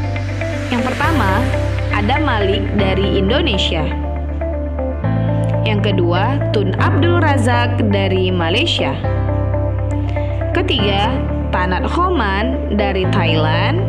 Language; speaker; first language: Indonesian; native; Indonesian